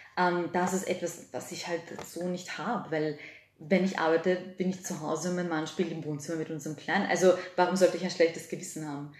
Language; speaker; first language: German; early bilingual, other home language; Serbian